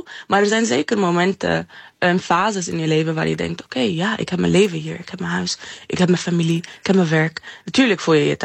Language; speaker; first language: Dutch; non-native, fluent; Arabic